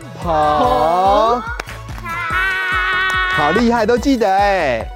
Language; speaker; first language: Chinese; native; Chinese